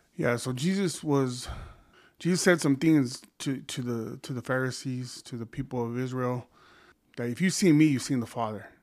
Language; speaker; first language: English; native; English